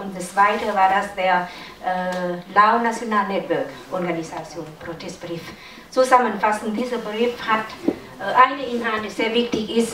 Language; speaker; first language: German; non-native, learner; Lao